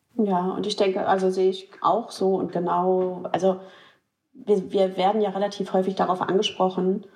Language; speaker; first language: German; native; German